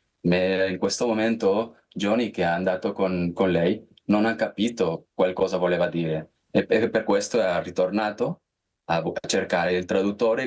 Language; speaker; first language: Italian; non-native, fluent; Spanish